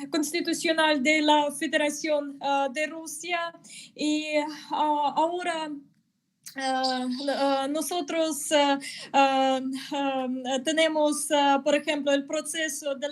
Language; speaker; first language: Spanish; non-native, fluent; Russian